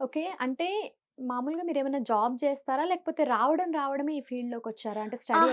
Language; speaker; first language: Telugu; native; Telugu